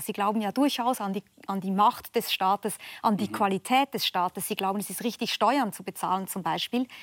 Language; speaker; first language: German; native; German